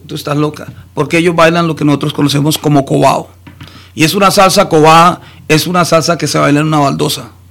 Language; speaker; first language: Spanish; native; Spanish